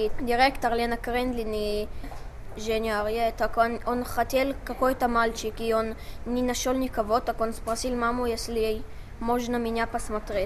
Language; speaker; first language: Russian; early bilingual, heritage; Hebrew